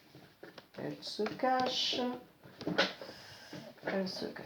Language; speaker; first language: French; native; French